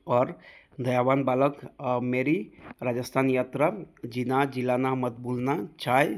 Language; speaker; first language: Hindi; non-native, local second language; Bangla